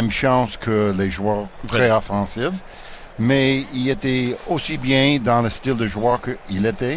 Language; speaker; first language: French; non-native, local second language; English